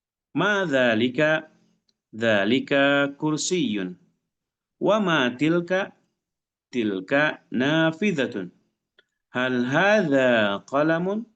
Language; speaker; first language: Arabic; non-native, fluent; Indonesian